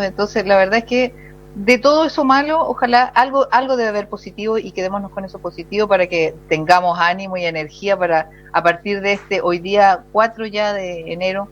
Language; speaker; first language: Spanish; native; Spanish